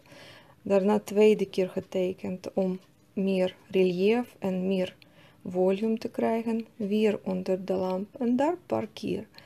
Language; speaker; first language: Dutch; non-native, learner; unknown